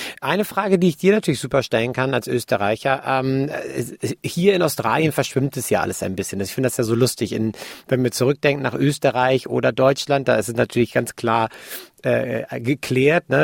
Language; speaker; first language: German; native; German